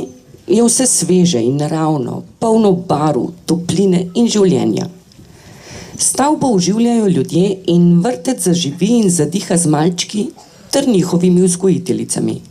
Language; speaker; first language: Slovenian; native; Slovenian